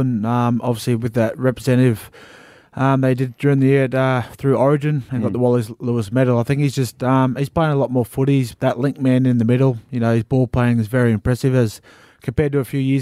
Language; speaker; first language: English; native; English